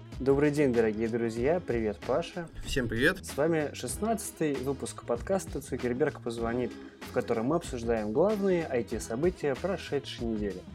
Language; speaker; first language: Russian; native; Russian